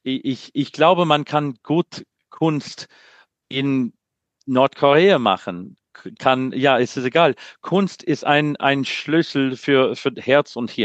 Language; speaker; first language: German; non-native, learner; English